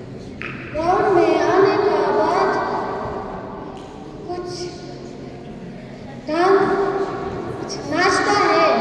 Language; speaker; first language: Hindi; non-native, local second language; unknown